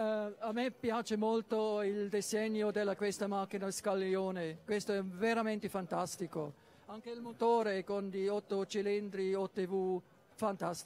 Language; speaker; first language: Italian; non-native, learner; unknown